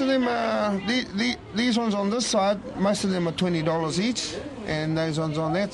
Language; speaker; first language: English; native; English